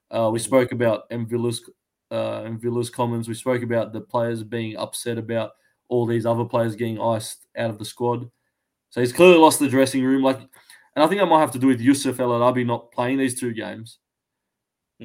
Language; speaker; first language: English; early bilingual, other home language; Greek